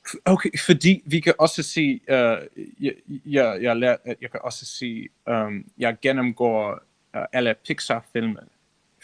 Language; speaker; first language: Danish; non-native, learner; English